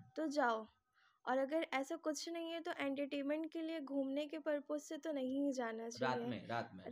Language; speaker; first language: Hindi; non-native, local second language; Odia